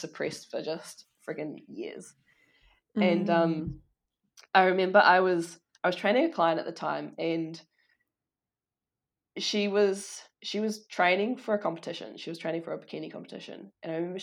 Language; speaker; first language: English; native; English